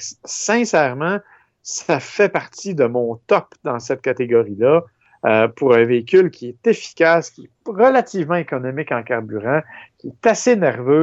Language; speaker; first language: French; native; French